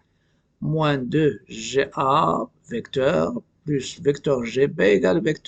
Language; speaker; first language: French; non-native, local second language; Arabic